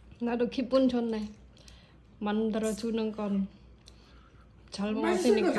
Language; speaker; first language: Korean; non-native, learner; Khmer